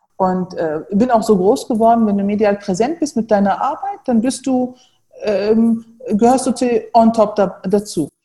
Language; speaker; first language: German; early bilingual, other home language; Turkish